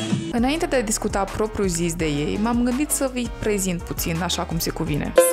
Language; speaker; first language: Romanian; native; Romanian